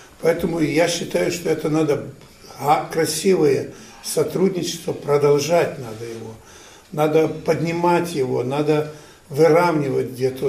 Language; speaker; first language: Russian; non-native, fluent; Ukrainian